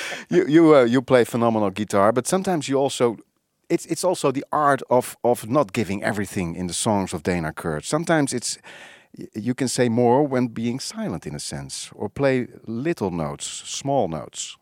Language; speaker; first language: English; non-native, fluent; Dutch